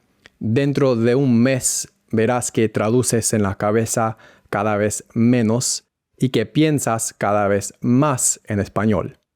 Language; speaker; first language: Spanish; non-native, fluent; English